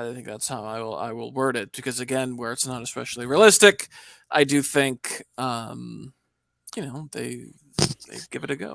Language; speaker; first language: English; native; English